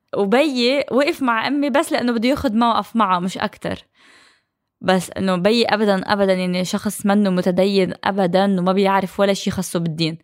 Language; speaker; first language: Arabic; native; Arabic